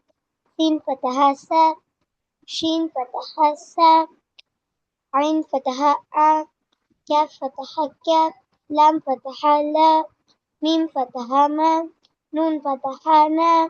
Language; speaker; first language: Arabic; non-native, learner; Tamil